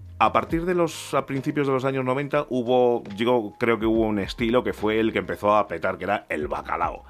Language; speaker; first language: Spanish; early bilingual, other home language; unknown